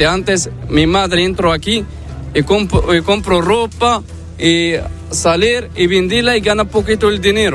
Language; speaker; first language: Spanish; non-native, learner; Arabic